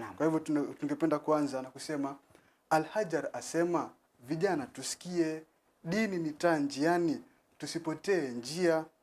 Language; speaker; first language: Swahili; native; Swahili